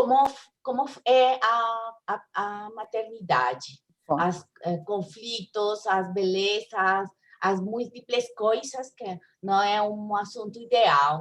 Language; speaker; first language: Portuguese; non-native, learner; Spanish